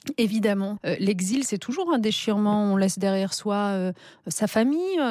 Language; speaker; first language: French; early bilingual, other home language; Riffian